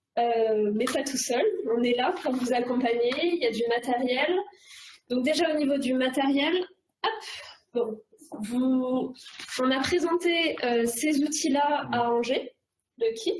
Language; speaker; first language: French; native; French